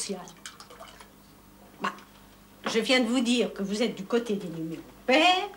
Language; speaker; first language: French; native; French